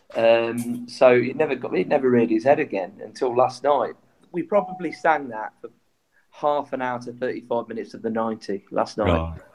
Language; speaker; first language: English; native; English